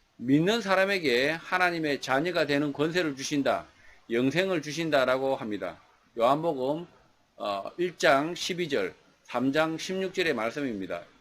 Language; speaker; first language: Korean; native; Korean